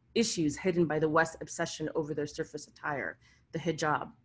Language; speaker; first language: English; early bilingual, other home language; Arabic